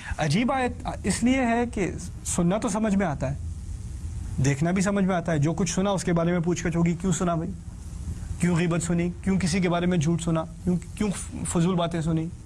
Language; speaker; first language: Urdu; early bilingual, heritage; Urdu